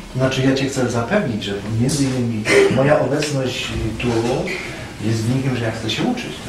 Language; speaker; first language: Polish; native; Polish